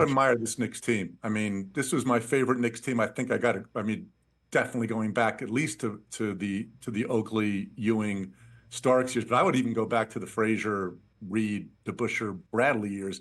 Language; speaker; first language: English; native; English